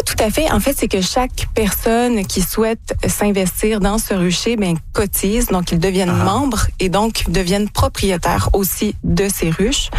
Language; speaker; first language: French; native; French